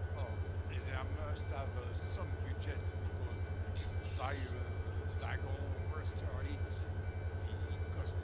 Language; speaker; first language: English; non-native, learner; French